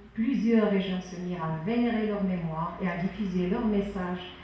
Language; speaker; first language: French; non-native, local second language; Arabic